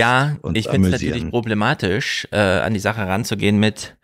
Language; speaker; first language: German; native; German